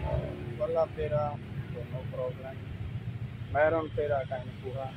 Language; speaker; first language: Filipino; non-native, learner; Punjabi